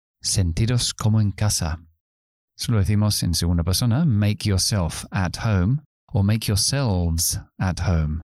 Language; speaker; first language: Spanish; non-native, fluent; English